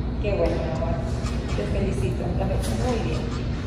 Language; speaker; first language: Spanish; native; Spanish